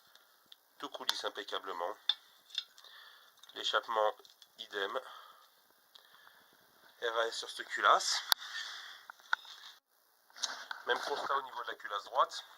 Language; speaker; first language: French; native; French